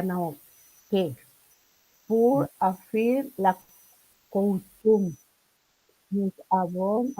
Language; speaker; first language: French; non-native, learner; Spanish